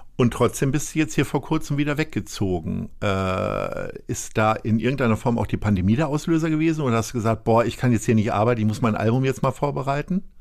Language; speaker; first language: German; native; German